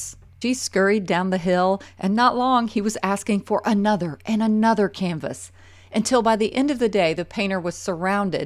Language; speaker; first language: English; native; English